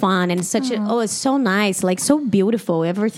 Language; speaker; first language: English; non-native, fluent; Portuguese